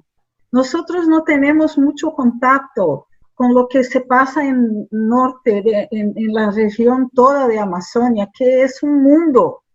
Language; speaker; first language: Spanish; non-native, fluent; Portuguese